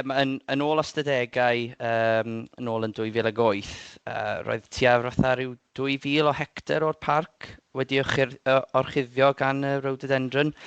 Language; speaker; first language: Welsh; native; Welsh